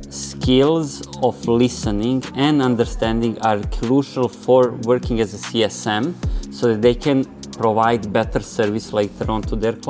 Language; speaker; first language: English; non-native, fluent; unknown